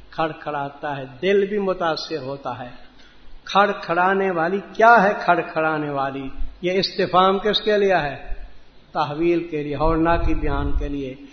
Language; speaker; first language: Urdu; native; Urdu